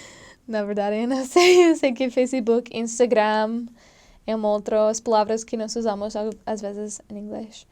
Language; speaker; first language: Portuguese; non-native, fluent; English